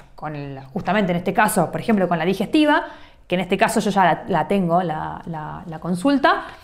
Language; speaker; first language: Spanish; native; Spanish